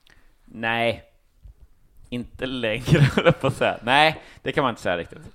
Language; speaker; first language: Swedish; native; Swedish